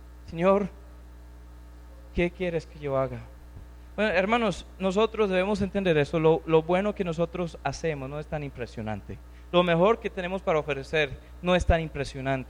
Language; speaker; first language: Spanish; non-native, fluent; English